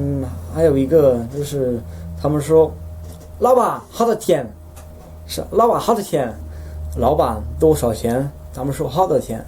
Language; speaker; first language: Chinese; non-native, fluent; Dutch